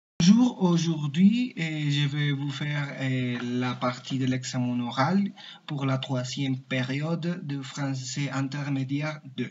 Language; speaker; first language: French; non-native, learner; Spanish